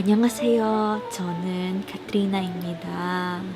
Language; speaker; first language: Korean; non-native, learner; Filipino